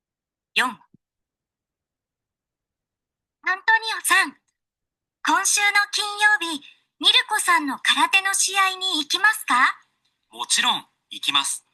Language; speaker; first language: Japanese; non-native, learner; Sinhala